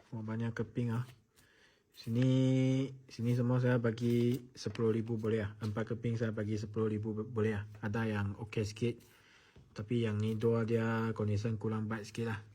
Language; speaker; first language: Malay; non-native, local second language; Chinese